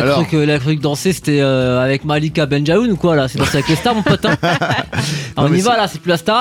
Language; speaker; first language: French; native; French